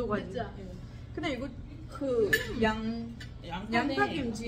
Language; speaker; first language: Korean; non-native, learner; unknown